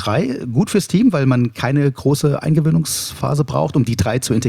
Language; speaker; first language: German; native; German